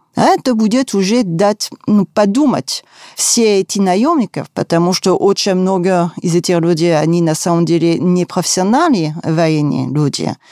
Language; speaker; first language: Russian; non-native, fluent; French